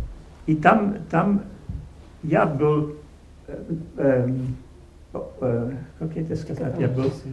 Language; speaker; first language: Russian; non-native, learner; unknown